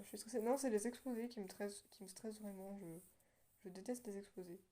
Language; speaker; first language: French; native; French